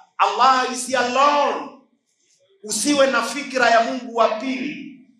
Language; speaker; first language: Swahili; native; Swahili